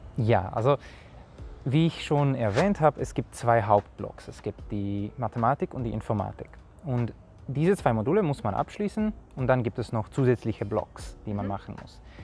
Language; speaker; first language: German; non-native, fluent; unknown